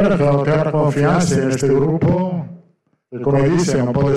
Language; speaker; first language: Portuguese; non-native, fluent; Italian